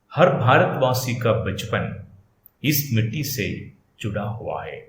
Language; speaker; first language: Hindi; non-native, local second language; Malayalam